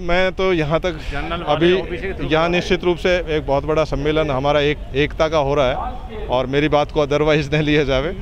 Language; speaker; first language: Hindi; native; Hindi